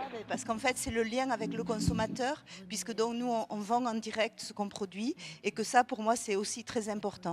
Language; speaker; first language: French; native; French